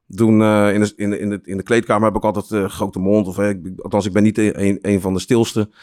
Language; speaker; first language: Dutch; native; Dutch